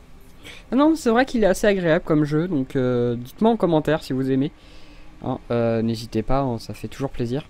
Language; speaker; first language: French; native; French